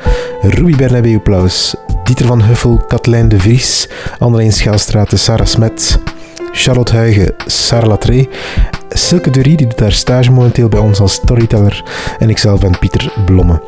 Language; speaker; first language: Dutch; native; Dutch